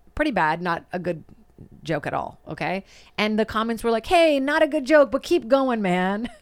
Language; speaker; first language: English; non-native, fluent; Portuguese